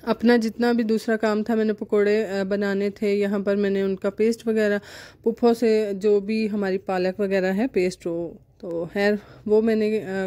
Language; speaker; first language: Urdu; non-native, local second language; Punjabi